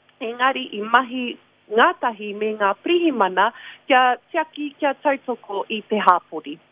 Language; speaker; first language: Māori; non-native, local second language; English